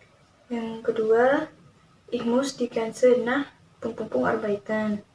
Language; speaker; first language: German; non-native, learner; Indonesian